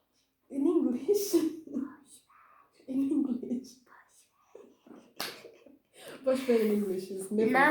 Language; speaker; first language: English; non-native, fluent; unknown